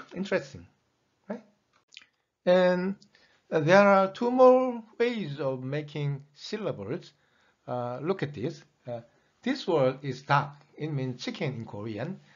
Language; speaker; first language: English; non-native, fluent; Korean